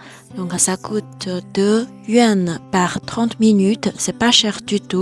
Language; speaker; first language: French; non-native, fluent; Chinese